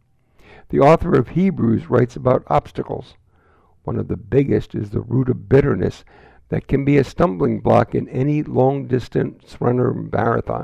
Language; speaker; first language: English; native; English